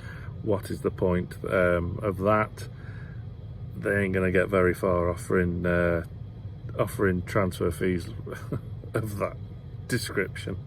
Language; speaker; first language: English; native; English